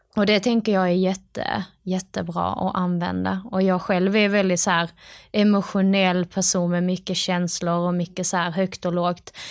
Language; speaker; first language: Swedish; native; Swedish